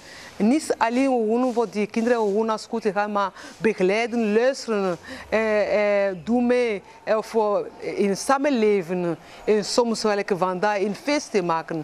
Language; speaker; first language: Dutch; non-native, learner; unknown